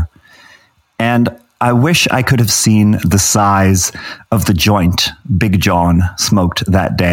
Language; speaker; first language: English; native; English